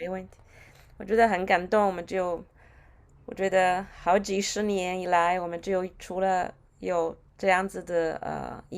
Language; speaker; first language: Chinese; non-native, fluent; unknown